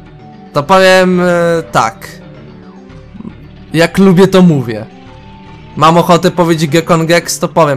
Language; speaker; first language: Polish; native; Polish